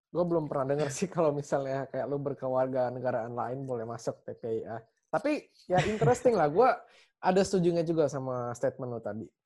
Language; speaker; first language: Indonesian; native; Indonesian